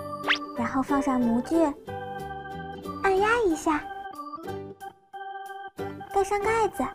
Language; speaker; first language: Chinese; native; Chinese